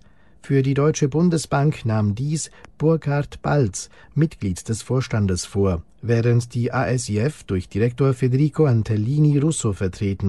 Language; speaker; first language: German; native; German